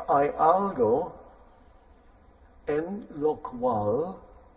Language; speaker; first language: Spanish; non-native, fluent; German